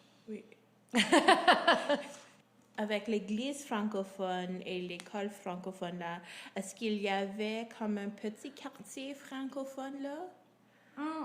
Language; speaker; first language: French; non-native, local second language; English